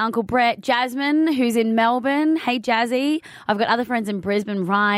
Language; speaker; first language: English; native; English